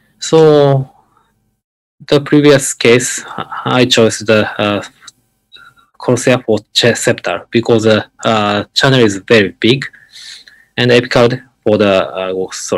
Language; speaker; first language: English; non-native, learner; Japanese